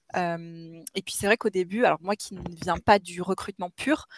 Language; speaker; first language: French; native; French